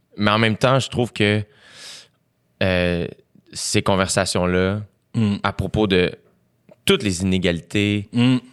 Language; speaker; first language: French; native; French